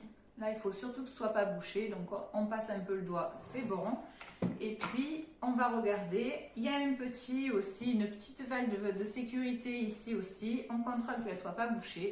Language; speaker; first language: French; native; French